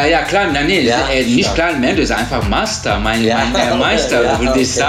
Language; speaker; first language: German; non-native, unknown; Turkish